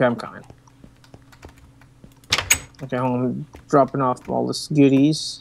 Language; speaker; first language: English; native; English